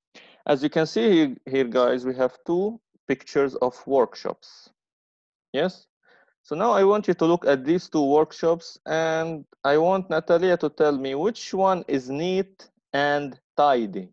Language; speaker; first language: English; non-native, fluent; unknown